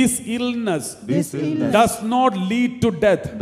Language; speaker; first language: English; non-native, local second language; Malayalam